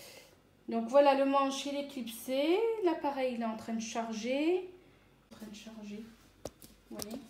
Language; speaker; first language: French; native; French